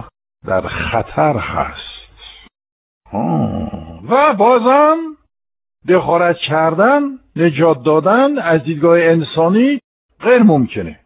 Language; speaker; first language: Persian; non-native, fluent; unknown